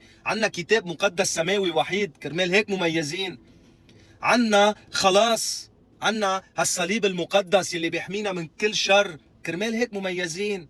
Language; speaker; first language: Arabic; native; Arabic